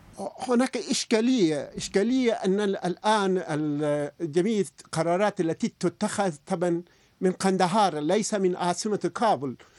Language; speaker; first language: Arabic; non-native, fluent; Persian